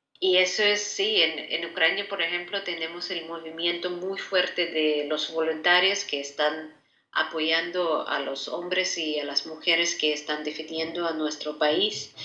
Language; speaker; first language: Spanish; non-native, fluent; Ukrainian